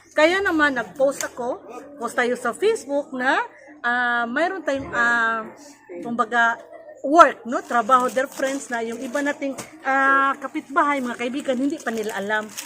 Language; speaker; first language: Filipino; native; Filipino